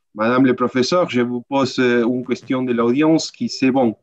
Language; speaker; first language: French; non-native, learner; Spanish